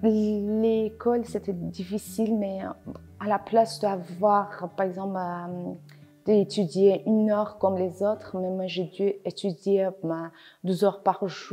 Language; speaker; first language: French; non-native, learner; Persian